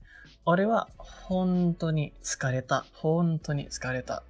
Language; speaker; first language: Japanese; non-native, learner; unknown